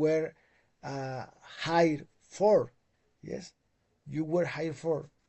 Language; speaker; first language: English; non-native, fluent; Spanish